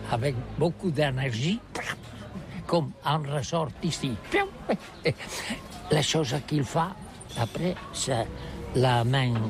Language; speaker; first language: French; non-native, learner; Catalan